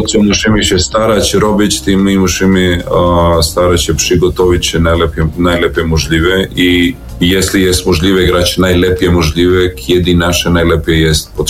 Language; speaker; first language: Polish; non-native, learner; Serbian